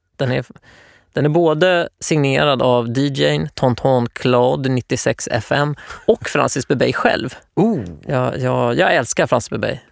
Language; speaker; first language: Swedish; native; Swedish